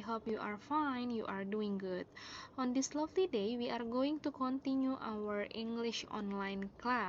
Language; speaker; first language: English; non-native, fluent; Indonesian